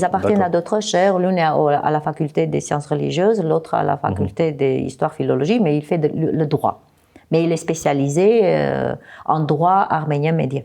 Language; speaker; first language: French; non-native, fluent; Armenian